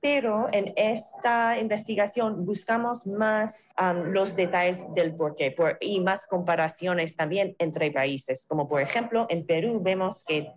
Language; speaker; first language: Spanish; non-native, fluent; English